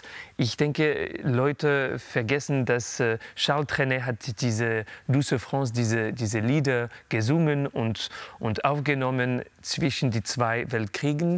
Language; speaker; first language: German; non-native, learner; French